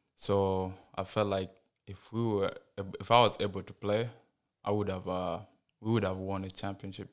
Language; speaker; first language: English; non-native, fluent; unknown